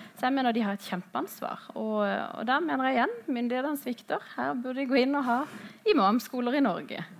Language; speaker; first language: Norwegian; early bilingual, other home language; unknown